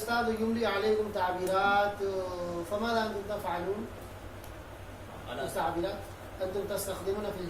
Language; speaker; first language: Arabic; non-native, fluent; Urdu